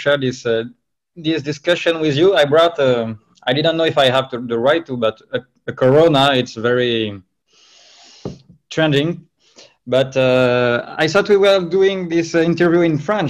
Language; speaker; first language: English; non-native, fluent; French